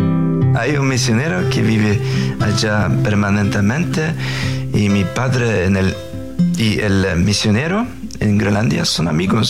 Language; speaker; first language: Spanish; non-native, fluent; Faroese